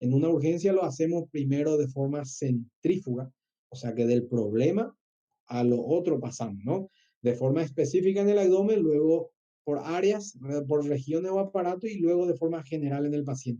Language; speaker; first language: Spanish; native; Spanish